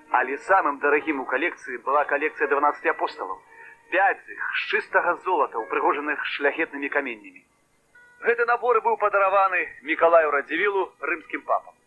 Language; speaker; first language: Belarusian; native; Belarusian